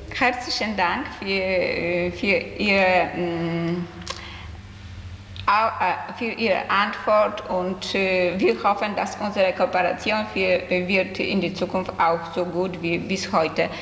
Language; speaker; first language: German; non-native, learner; Polish